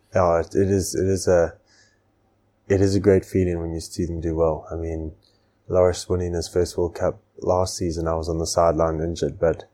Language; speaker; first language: English; native; English